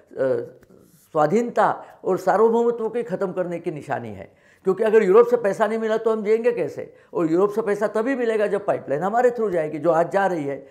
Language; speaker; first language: Hindi; non-native, local second language; Marathi